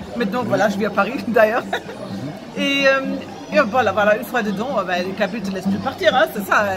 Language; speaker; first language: French; non-native, fluent; German